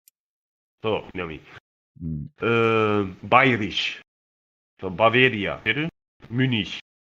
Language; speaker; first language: Japanese; non-native, learner; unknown